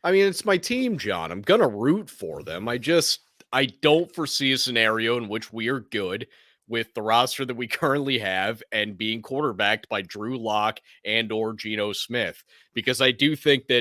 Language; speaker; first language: English; native; English